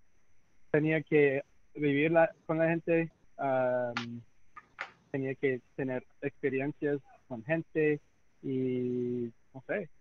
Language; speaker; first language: Spanish; non-native, fluent; English